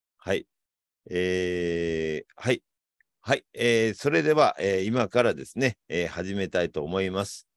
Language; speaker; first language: Japanese; native; Japanese